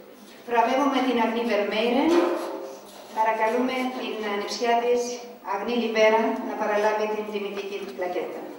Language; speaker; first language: Greek; native; Greek